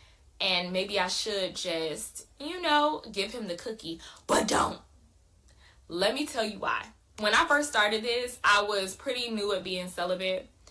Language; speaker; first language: English; native; English